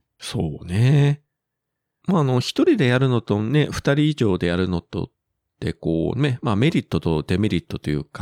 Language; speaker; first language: Japanese; native; Japanese